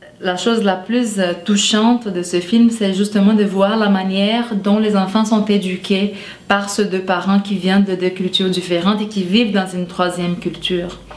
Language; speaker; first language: French; non-native, fluent; Portuguese